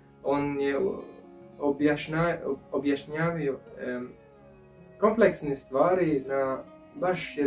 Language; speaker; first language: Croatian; early bilingual, heritage; English